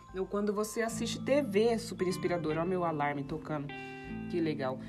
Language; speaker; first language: Portuguese; native; Portuguese